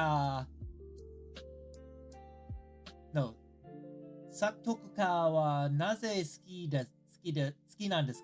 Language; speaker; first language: Japanese; non-native, learner; English